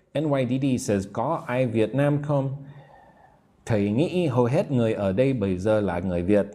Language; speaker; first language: Vietnamese; non-native, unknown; English